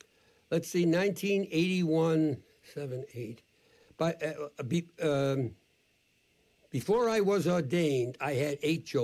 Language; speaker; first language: English; native; English